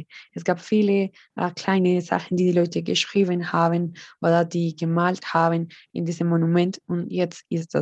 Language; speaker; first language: German; non-native, learner; Spanish